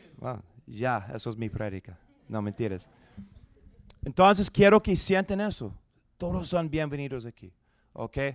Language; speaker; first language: Spanish; non-native, fluent; English